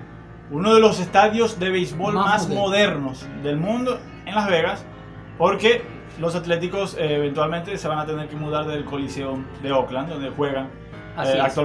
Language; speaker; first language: Spanish; native; Spanish